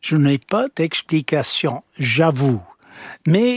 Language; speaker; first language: French; non-native, fluent; English